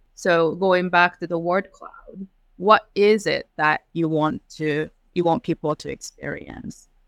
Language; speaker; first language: English; early bilingual, other home language; Japanese